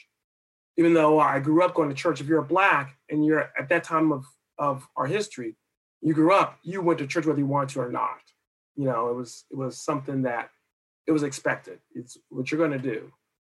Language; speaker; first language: English; native; English